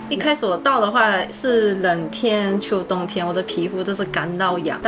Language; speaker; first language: Chinese; native; Chinese